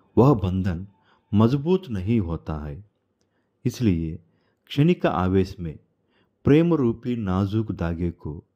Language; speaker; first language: Hindi; non-native, local second language; Telugu